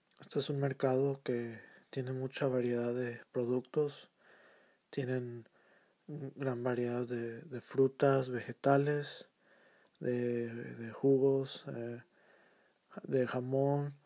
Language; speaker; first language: Spanish; early bilingual, heritage; Spanish